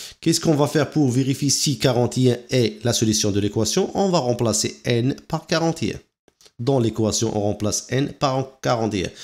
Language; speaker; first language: French; non-native, local second language; Arabic